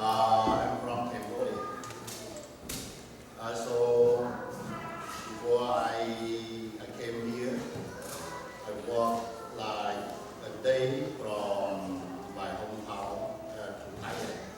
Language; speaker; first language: English; non-native, learner; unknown